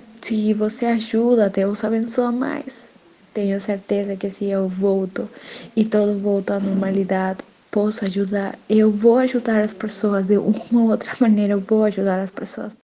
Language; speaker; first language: Portuguese; non-native, learner; Spanish